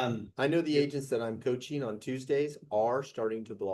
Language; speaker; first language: English; native; English